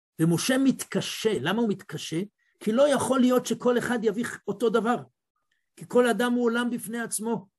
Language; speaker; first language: Hebrew; native; Hebrew